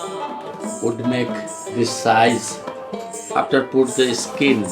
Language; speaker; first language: English; non-native, learner; Bangla